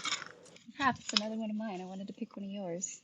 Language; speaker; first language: English; native; English